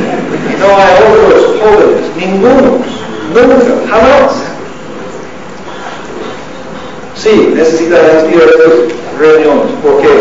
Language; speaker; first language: Spanish; non-native, learner; English